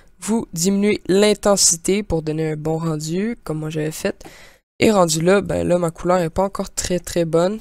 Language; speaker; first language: French; native; French